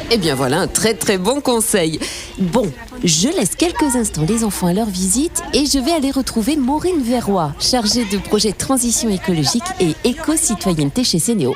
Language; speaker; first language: French; native; French